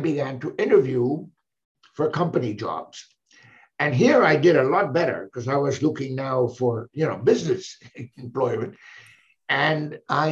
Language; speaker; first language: English; non-native, fluent; Spanish